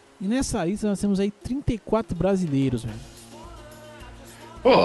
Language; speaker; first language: Portuguese; native; Portuguese